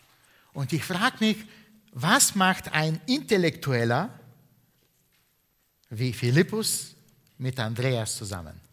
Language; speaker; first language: German; non-native, fluent; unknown